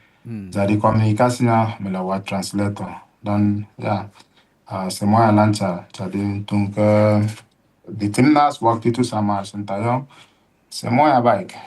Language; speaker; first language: Indonesian; non-native, fluent; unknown